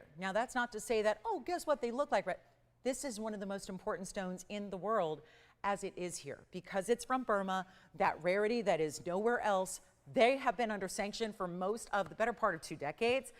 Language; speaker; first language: English; native; English